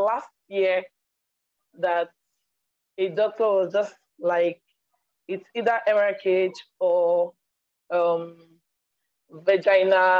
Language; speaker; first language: English; non-native, local second language; Igbo